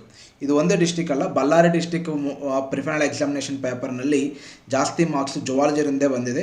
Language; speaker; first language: Kannada; non-native, fluent; Telugu